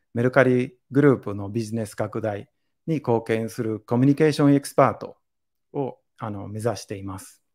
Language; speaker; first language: Japanese; non-native, fluent; Spanish